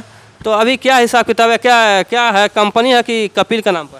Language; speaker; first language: Hindi; native; Hindi